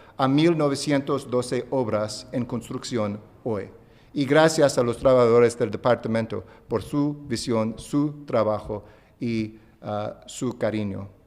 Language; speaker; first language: Spanish; non-native, fluent; English